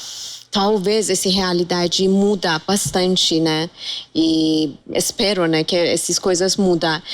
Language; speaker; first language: Portuguese; non-native, fluent; Persian